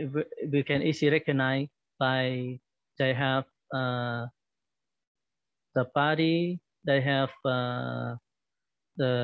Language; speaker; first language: English; non-native, learner; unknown